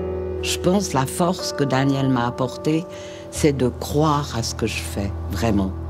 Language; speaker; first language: French; native; French